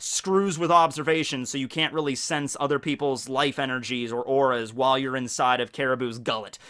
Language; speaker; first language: English; native; English